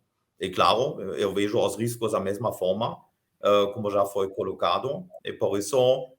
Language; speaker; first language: Portuguese; non-native, fluent; German